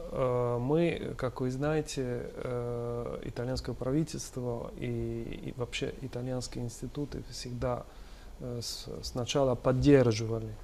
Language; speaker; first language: Russian; non-native, fluent; Italian